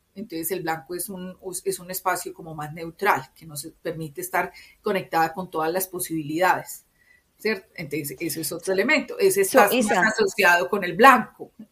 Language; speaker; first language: Spanish; native; Spanish